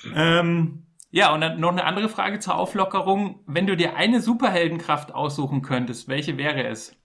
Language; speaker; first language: German; native; German